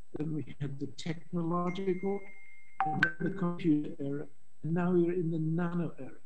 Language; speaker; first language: English; native; English